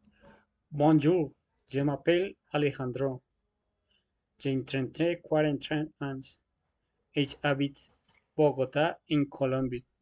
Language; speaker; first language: French; non-native, learner; Spanish